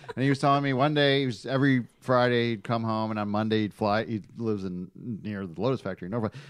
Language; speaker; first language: English; native; English